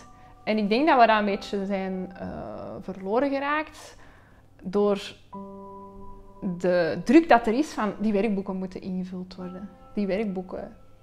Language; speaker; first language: Dutch; native; Dutch